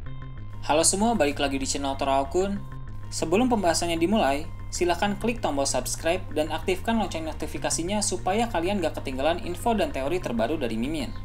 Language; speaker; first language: Indonesian; native; Indonesian